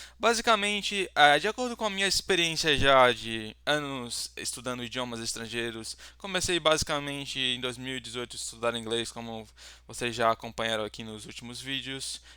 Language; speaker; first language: Portuguese; native; Portuguese